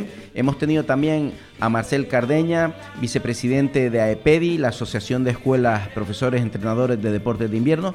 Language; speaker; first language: Spanish; native; Spanish